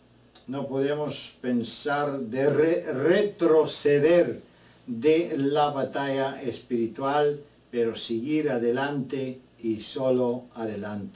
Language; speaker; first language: Spanish; non-native, fluent; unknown